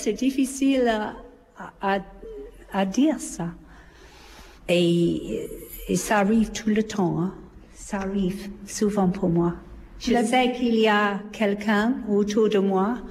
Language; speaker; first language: French; non-native, fluent; English